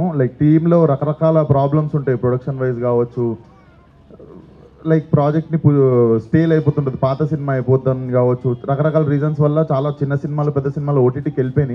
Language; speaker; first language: Telugu; native; Telugu